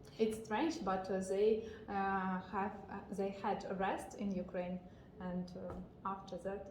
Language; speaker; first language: English; non-native, learner; Ukrainian